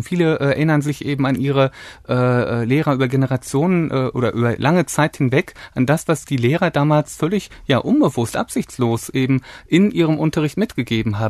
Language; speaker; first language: German; native; German